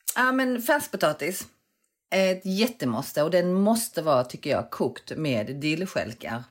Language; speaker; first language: Swedish; early bilingual, other home language; Korean